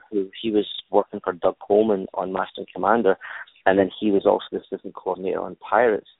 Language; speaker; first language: English; native; English